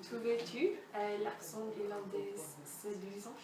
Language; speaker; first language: French; non-native, learner; English